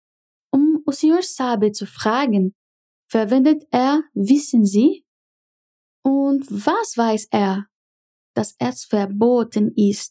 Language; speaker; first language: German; non-native, fluent; Portuguese